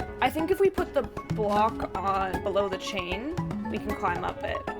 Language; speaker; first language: English; native; English